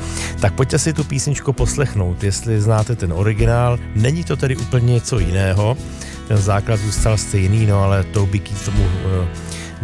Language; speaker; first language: Czech; native; Czech